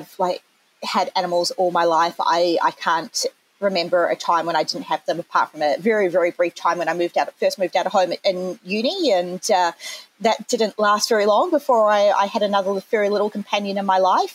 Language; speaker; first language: English; native; English